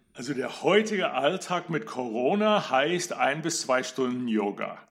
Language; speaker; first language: German; non-native, fluent; English